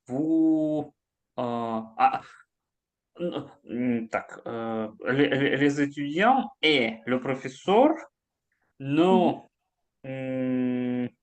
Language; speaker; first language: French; non-native, learner; Russian